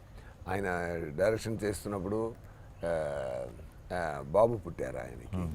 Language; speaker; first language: Telugu; non-native, fluent; Tamil